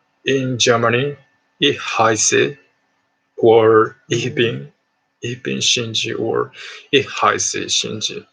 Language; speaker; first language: German; non-native, learner; Japanese